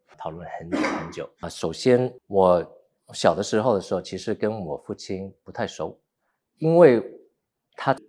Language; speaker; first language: Chinese; early bilingual, heritage; Chinese